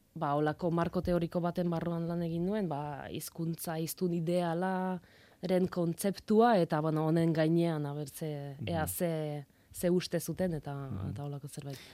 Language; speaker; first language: Basque; non-native, fluent; Polish